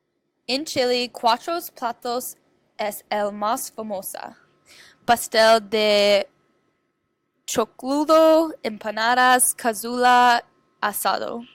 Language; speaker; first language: Spanish; non-native, learner; English